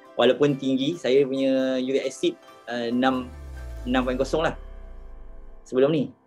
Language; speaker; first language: Malay; native; Malay